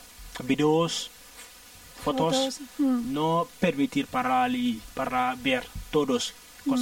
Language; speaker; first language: Spanish; non-native, learner; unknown